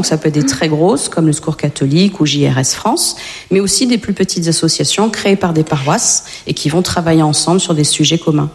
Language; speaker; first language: French; native; French